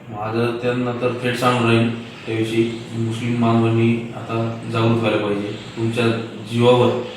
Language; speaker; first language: Marathi; native; Marathi